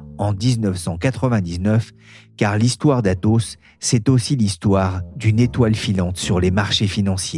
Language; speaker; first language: French; native; French